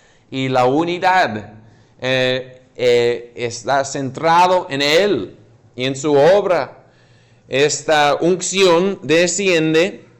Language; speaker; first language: Spanish; non-native, fluent; English